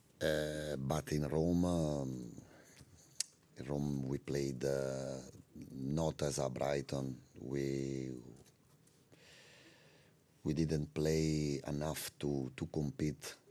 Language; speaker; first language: English; non-native, learner; Italian